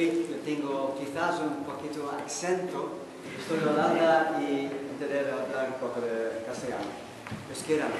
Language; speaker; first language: Spanish; non-native, learner; Dutch